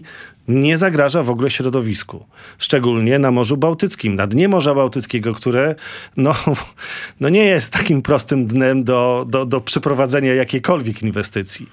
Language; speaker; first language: Polish; native; Polish